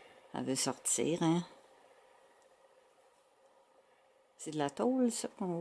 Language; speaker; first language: French; native; French